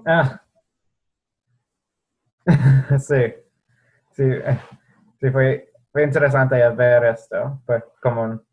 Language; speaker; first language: Spanish; non-native, fluent; English